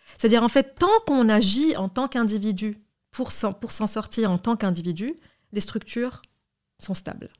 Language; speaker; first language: French; non-native, local second language; Arabic